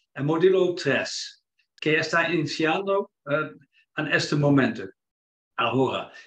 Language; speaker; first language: Spanish; non-native, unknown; Dutch